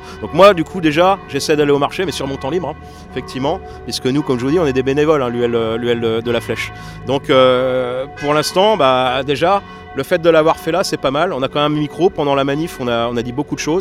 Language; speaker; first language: French; native; French